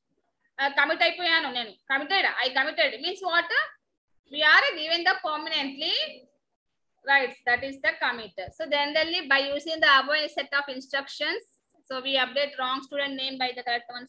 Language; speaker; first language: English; non-native, local second language; Telugu